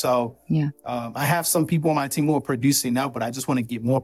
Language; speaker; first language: English; non-native, local second language; Yoruba